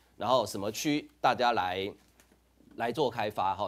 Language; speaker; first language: Chinese; non-native, local second language; Hakka Chinese